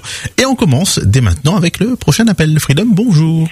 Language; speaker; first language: French; native; French